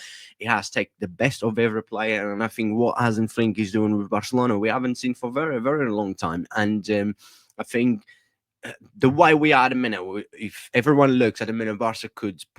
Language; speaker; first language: English; non-native, fluent; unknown